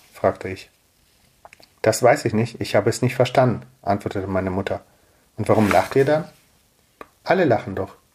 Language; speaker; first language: German; early bilingual, other home language; Russian